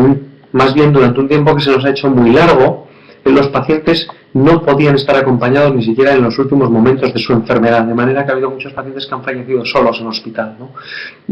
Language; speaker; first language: Spanish; native; Spanish